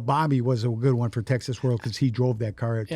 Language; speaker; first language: English; native; English